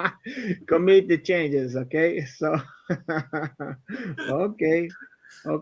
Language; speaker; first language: English; non-native, fluent; Portuguese